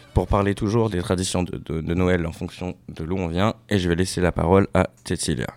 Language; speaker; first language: French; native; French